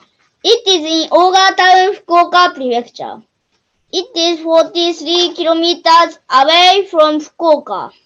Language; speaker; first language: English; non-native, learner; Japanese